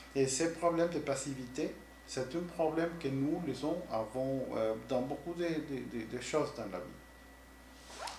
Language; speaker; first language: French; non-native, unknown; Spanish